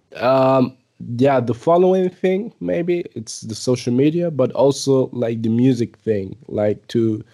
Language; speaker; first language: English; early bilingual, other home language; German